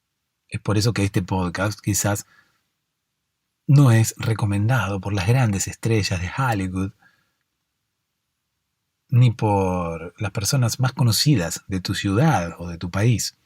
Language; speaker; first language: Spanish; native; Spanish